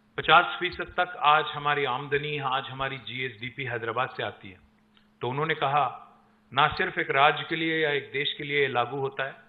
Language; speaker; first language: Hindi; non-native, local second language; Telugu